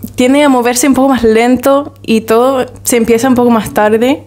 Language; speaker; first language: Spanish; non-native, fluent; English